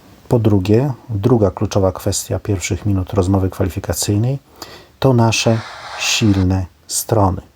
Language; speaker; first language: Polish; native; Polish